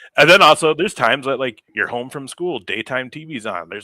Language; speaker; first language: English; native; English